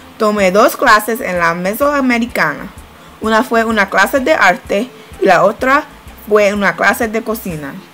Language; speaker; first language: Spanish; non-native, learner; English